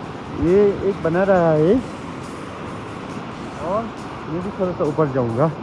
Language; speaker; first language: Hindi; non-native, local second language; Nepali